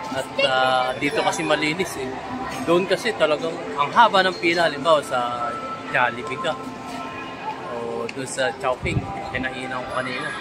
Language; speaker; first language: Filipino; native; Filipino